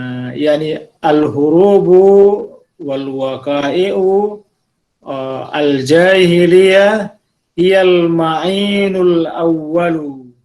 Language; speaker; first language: Arabic; non-native, fluent; Indonesian